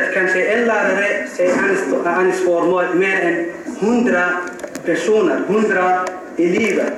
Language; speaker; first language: Swedish; non-native, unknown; Somali